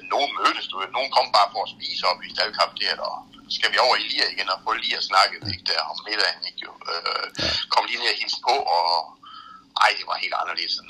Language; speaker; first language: Danish; native; Danish